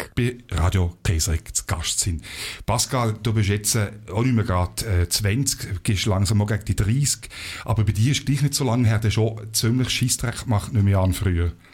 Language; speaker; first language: German; native; German